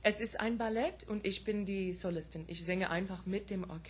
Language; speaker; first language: German; non-native, fluent; English